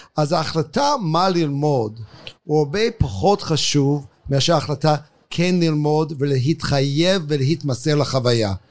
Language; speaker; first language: Hebrew; non-native, fluent; English